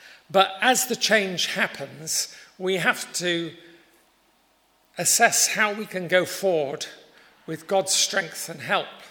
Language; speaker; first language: English; native; English